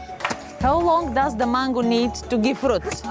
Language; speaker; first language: English; non-native, fluent; Bulgarian